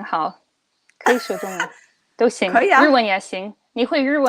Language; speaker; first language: Chinese; non-native, fluent; English